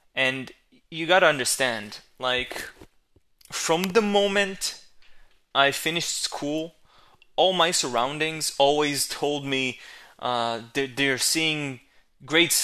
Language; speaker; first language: English; non-native, fluent; Hebrew